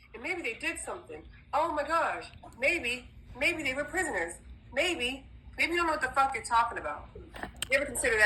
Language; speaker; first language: English; native; English